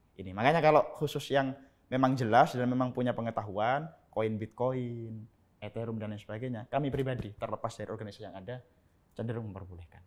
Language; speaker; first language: Indonesian; native; Indonesian